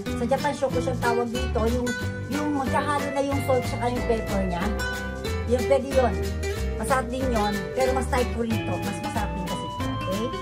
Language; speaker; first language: Filipino; native; Filipino